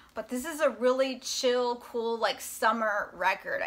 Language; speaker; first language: English; native; English